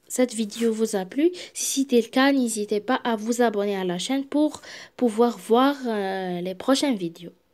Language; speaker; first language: French; non-native, local second language; Arabic